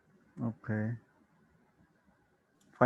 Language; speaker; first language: English; non-native, learner; Khmer